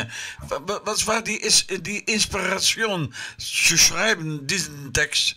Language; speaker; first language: German; non-native, learner; Dutch